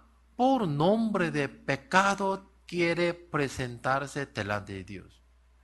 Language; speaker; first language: Spanish; non-native, learner; Korean